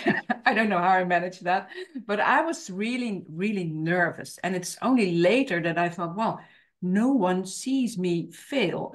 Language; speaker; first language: English; non-native, fluent; Dutch